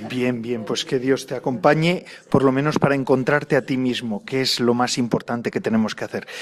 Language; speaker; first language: Spanish; native; Spanish